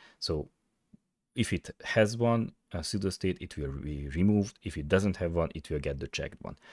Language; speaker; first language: English; non-native, fluent; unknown